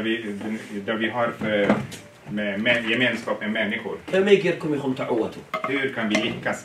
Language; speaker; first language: Swedish; non-native, fluent; Tigrinya